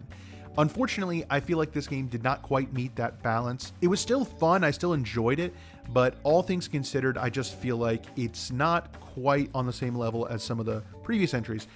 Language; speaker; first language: English; native; English